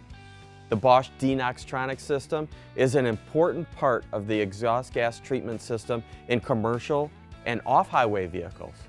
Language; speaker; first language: English; native; English